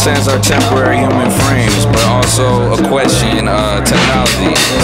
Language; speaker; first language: English; native; English